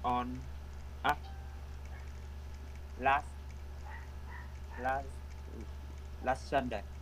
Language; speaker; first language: English; non-native, learner; Vietnamese